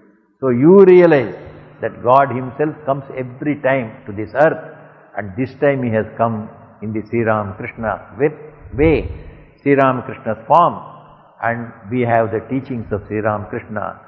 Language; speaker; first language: English; non-native, local second language; Tamil